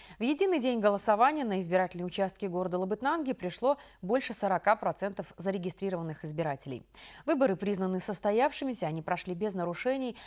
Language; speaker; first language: Russian; native; Russian